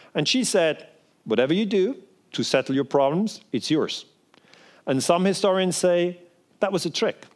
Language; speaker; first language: English; non-native, fluent; Swiss German